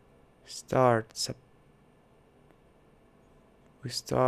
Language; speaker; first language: English; non-native, learner; Russian